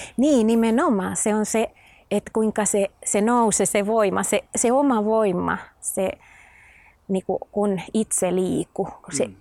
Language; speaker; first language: Finnish; non-native, fluent; Spanish